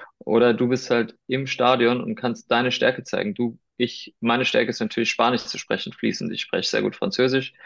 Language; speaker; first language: German; early bilingual, other home language; Spanish